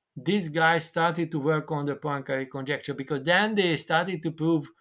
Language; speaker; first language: English; non-native, fluent; Hungarian